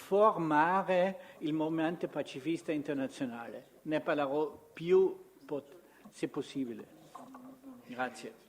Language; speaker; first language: Italian; non-native, fluent; German